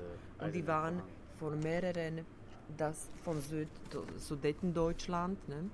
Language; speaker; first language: German; non-native, fluent; Slovak